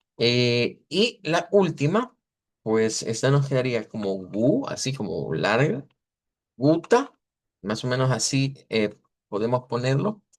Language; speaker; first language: Spanish; native; Spanish